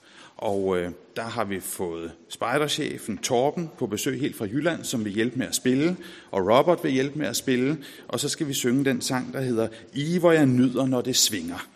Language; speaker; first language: Danish; native; Danish